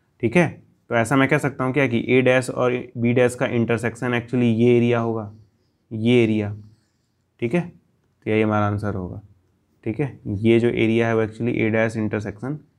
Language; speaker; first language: Hindi; native; Hindi